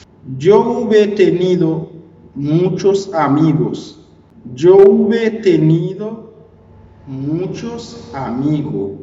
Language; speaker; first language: Spanish; non-native, learner; Haitian Creole